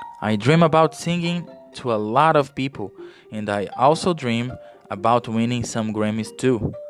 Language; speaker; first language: English; non-native, fluent; Portuguese